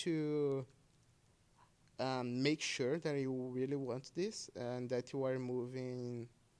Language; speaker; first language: English; non-native, fluent; Portuguese